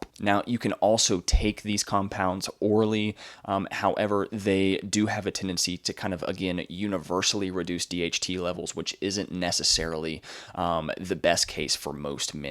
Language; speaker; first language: English; native; English